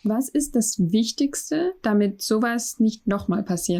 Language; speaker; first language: German; native; German